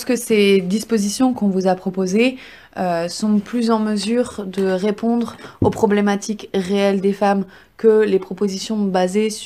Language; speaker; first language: French; native; French